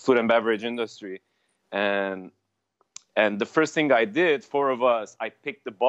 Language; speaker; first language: English; non-native, fluent; Armenian